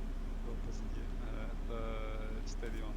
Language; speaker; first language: Russian; non-native, learner; English